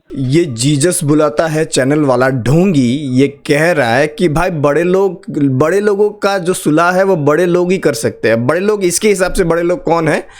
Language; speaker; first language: Hindi; non-native, local second language; Nepali